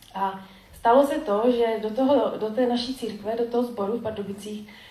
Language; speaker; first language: Czech; native; Czech